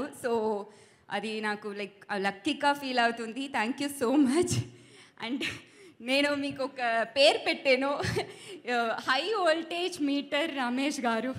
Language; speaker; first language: Telugu; non-native, learner; Tamil